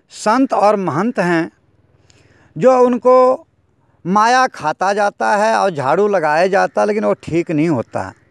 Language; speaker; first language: Hindi; native; Hindi